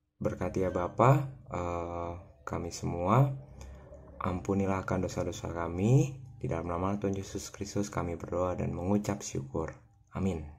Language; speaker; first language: Indonesian; native; Indonesian